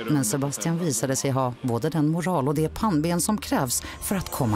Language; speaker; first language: Swedish; native; Swedish